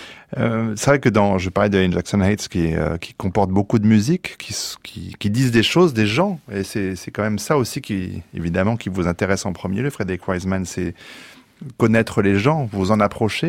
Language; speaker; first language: French; native; French